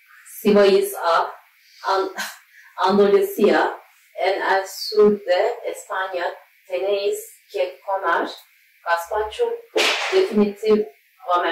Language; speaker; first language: Spanish; non-native, learner; Turkish